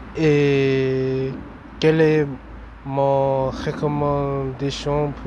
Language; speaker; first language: French; non-native, learner; English